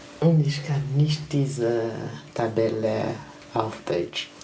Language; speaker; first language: German; non-native, learner; French